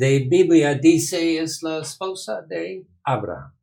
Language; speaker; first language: Spanish; non-native, learner; English